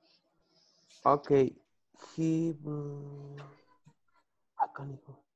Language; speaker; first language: English; non-native, learner; Spanish